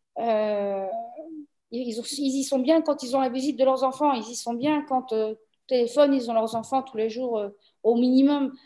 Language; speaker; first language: French; early bilingual, other home language; Portuguese